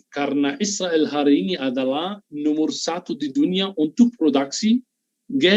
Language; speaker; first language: Indonesian; non-native, fluent; Arabic